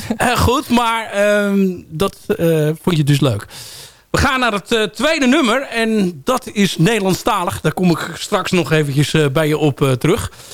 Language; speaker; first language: Dutch; native; Dutch